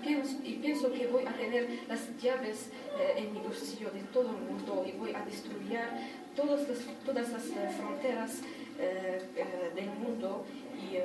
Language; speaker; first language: Spanish; non-native, fluent; Arabic